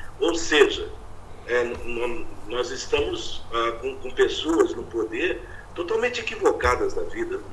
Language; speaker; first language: Portuguese; native; Portuguese